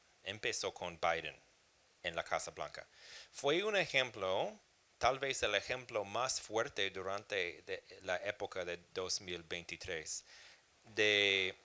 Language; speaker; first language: Spanish; non-native, fluent; English